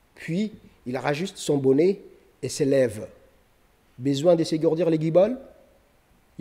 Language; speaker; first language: French; non-native, local second language; Somali